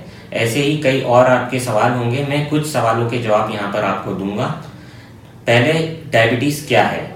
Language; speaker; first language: Hindi; native; Hindi